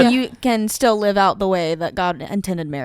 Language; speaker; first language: English; native; English